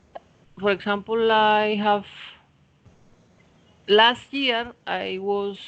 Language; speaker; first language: English; non-native, fluent; Spanish